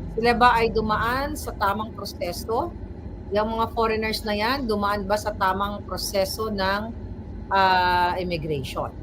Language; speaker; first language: Filipino; non-native, local second language; Cebuano